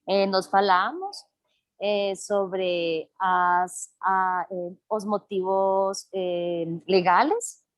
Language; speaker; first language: Portuguese; non-native, learner; Spanish